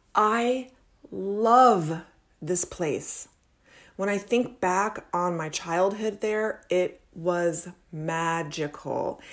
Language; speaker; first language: English; native; English